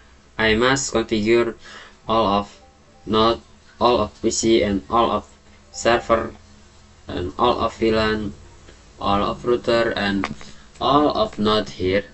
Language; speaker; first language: English; non-native, learner; Indonesian